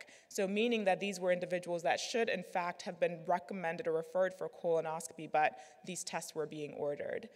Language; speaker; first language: English; native; English